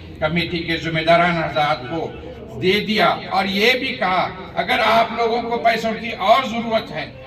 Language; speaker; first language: Urdu; native; Urdu